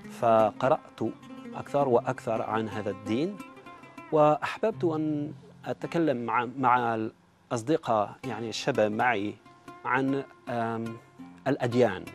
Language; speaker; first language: Arabic; non-native, fluent; French